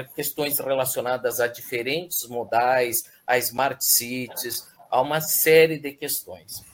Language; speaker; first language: Portuguese; early bilingual, other home language; Spanish